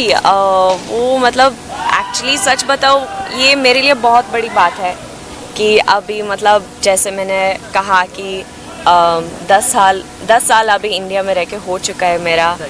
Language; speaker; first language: Hindi; non-native, fluent; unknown